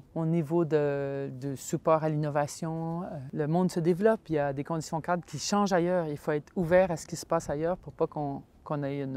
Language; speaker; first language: French; native; French